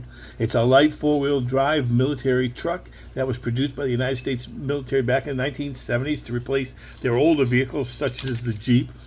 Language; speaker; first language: English; native; English